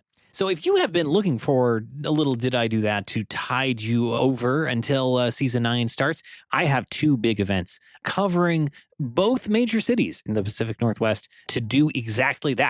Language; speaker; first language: English; native; English